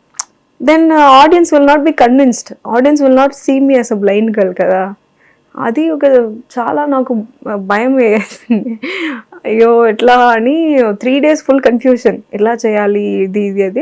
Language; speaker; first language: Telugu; non-native, learner; Tamil